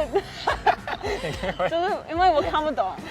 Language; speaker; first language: Chinese; non-native, fluent; English